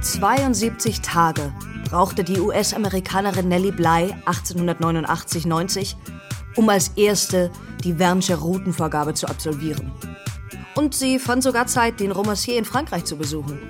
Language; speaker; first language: German; native; German